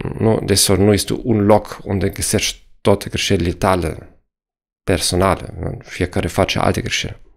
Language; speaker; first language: Romanian; non-native, fluent; German